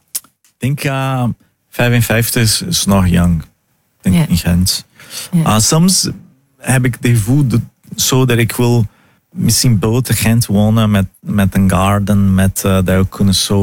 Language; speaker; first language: Dutch; non-native, learner; Portuguese